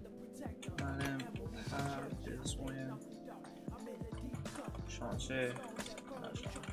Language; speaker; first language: French; non-native, learner; English